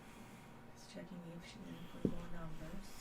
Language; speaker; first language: English; native; English